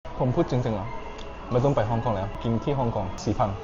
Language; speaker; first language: Thai; non-native, learner; Cantonese